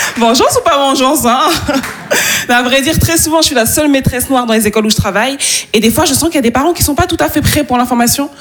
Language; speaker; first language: French; native; French